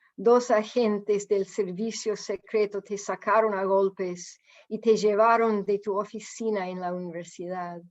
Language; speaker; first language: Spanish; non-native, fluent; English